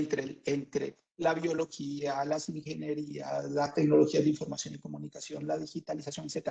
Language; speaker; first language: Spanish; native; Spanish